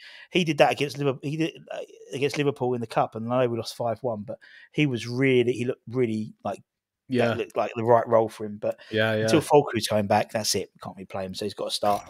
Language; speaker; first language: English; native; English